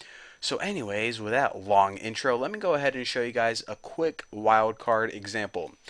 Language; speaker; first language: English; native; English